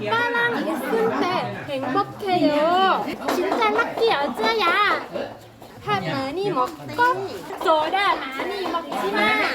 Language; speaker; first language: Korean; non-native, learner; Thai